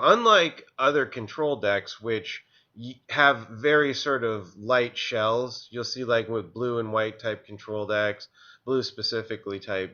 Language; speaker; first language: English; native; English